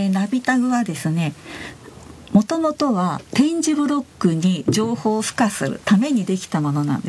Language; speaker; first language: Japanese; native; Japanese